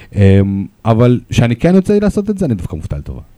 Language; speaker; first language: Hebrew; non-native, fluent; Russian